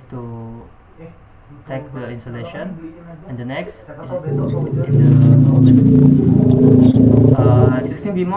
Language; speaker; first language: English; non-native, learner; Indonesian